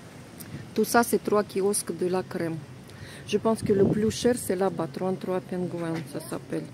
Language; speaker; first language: French; non-native, fluent; Russian